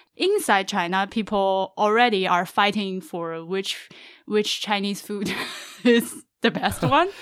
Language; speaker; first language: English; non-native, fluent; Chinese